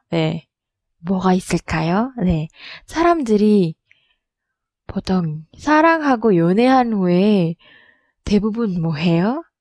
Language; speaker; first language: Korean; non-native, learner; Indonesian